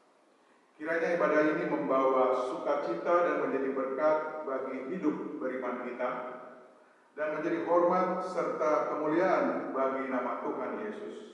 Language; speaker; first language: Indonesian; native; Indonesian